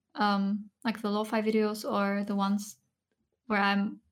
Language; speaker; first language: English; non-native, fluent; Turkish